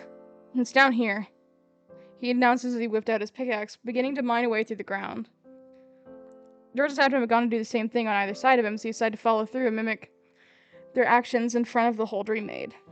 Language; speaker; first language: English; native; English